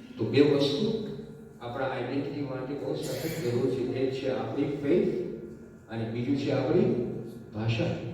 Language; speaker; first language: Gujarati; early bilingual, heritage; Gujarati